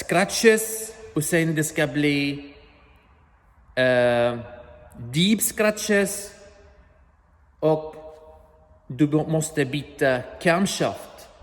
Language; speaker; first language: Swedish; non-native, learner; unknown